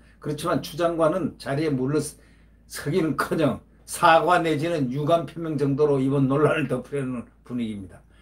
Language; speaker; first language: Korean; native; Korean